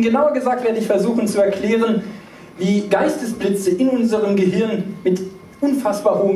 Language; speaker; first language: German; native; German